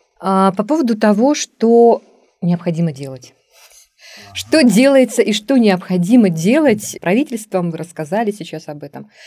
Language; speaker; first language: Russian; non-native, local second language; Tajik